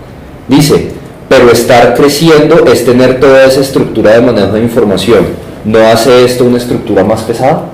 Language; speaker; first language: Spanish; native; Spanish